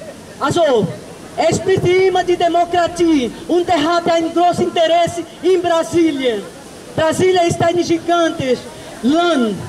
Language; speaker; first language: German; non-native, learner; Portuguese